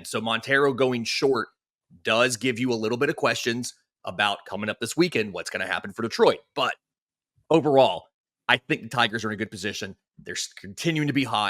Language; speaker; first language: English; native; English